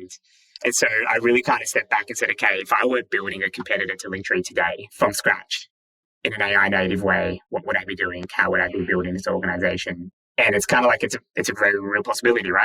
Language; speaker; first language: English; native; English